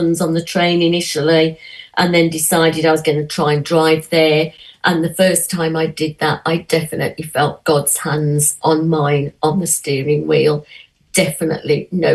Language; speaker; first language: English; native; English